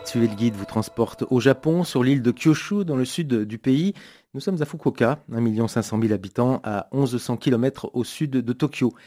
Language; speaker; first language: French; native; French